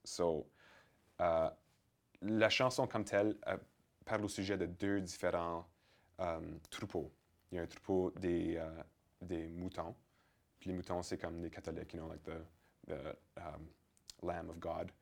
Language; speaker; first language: French; early bilingual, heritage; French